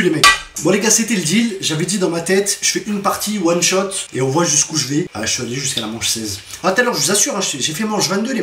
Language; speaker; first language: French; native; French